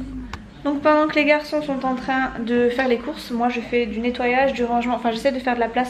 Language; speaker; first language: French; native; French